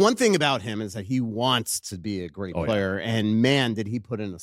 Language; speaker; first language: English; native; English